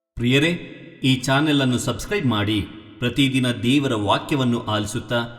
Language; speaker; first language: Kannada; native; Kannada